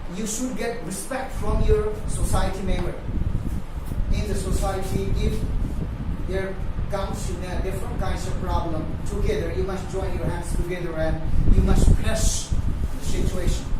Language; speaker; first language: English; non-native, local second language; Nepali